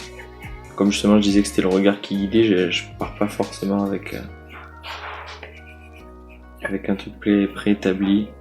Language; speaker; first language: French; native; French